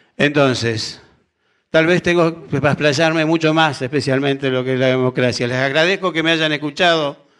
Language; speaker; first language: Spanish; native; Spanish